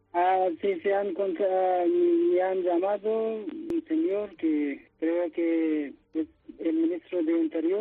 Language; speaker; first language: Spanish; non-native, fluent; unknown